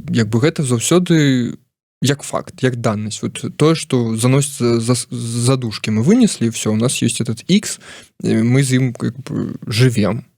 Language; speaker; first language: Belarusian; non-native, local second language; Russian